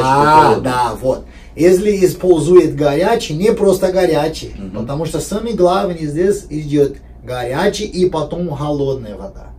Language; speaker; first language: Russian; non-native, learner; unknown